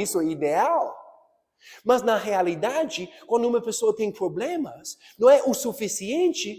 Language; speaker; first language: Portuguese; non-native, fluent; English